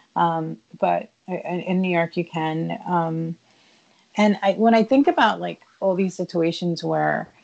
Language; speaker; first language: English; early bilingual, other home language; Spanish